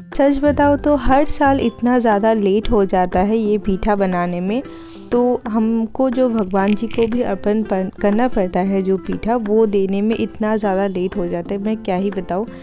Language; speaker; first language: Hindi; non-native, local second language; Bangla